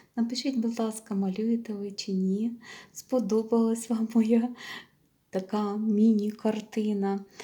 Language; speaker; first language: Ukrainian; non-native, local second language; Russian